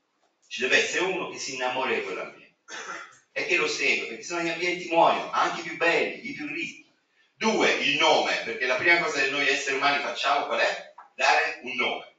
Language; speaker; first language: Italian; native; Italian